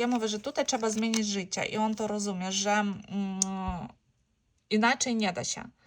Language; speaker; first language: Polish; non-native, learner; Ukrainian